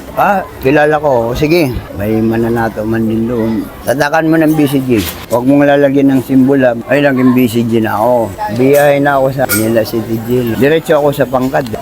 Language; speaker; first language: Filipino; non-native, local second language; Waray